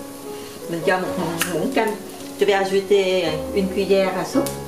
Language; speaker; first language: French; non-native, learner; Vietnamese